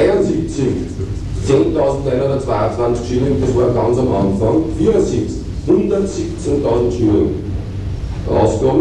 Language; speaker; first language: German; native; German